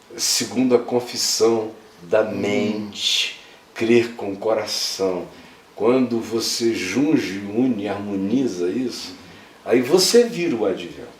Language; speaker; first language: Portuguese; native; Portuguese